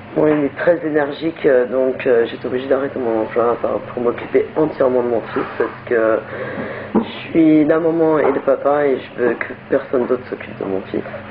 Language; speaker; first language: French; native; French